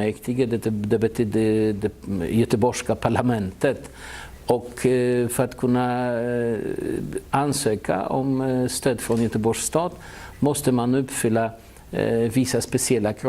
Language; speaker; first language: Swedish; non-native, fluent; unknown